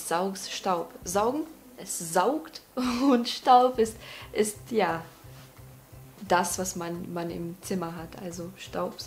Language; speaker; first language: German; non-native, fluent; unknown